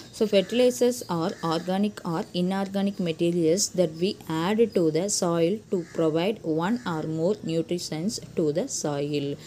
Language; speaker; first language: English; non-native, local second language; Tamil